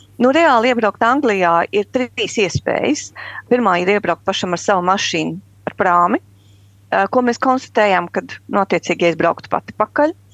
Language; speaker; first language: Latvian; native; Latvian